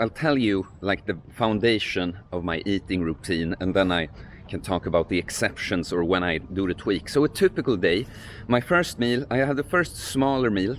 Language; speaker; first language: English; non-native, fluent; Swedish